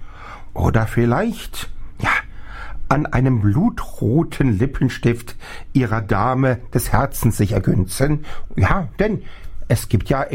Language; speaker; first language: German; native; German